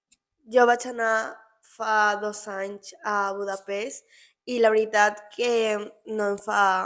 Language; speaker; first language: Catalan; non-native, local second language; Spanish